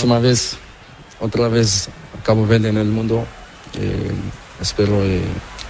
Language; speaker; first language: Spanish; non-native, learner; Portuguese